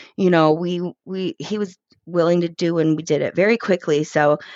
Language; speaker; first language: English; native; English